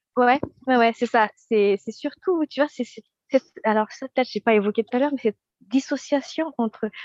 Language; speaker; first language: French; non-native, local second language; Malagasy